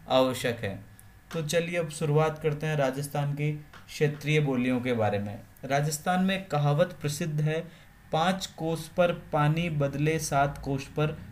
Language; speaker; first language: Hindi; native; Hindi